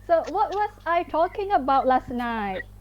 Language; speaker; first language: English; non-native, fluent; Indonesian